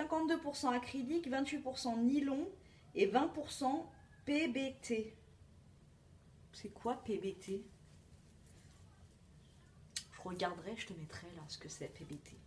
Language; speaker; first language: French; native; French